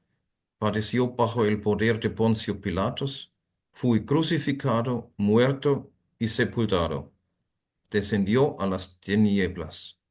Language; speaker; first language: Spanish; non-native, fluent; German